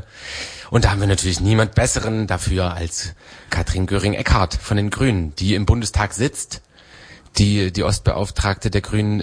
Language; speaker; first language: German; native; German